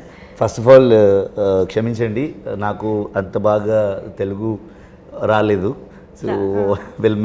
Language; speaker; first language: Telugu; non-native, learner; Kannada